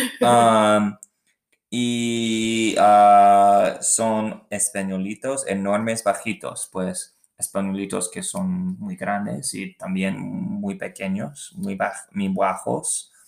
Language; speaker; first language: Spanish; non-native, learner; English